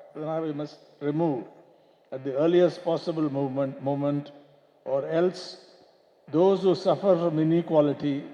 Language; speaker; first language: English; non-native, local second language; Tamil